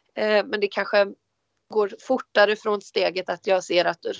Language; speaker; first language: Swedish; native; Swedish